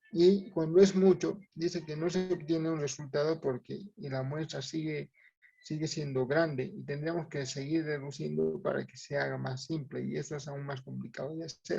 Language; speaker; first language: Spanish; native; Spanish